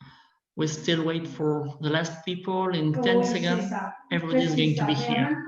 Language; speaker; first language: English; non-native, learner; French